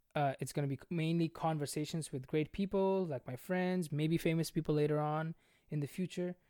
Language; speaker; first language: English; non-native, local second language; Bangla